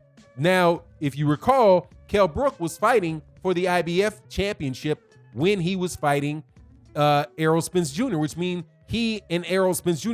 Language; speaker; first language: English; native; English